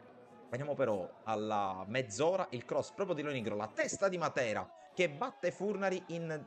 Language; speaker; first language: Italian; native; Italian